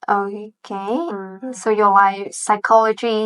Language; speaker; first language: English; non-native, fluent; Vietnamese